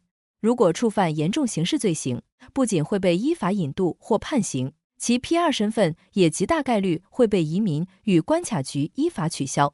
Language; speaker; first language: Chinese; native; Chinese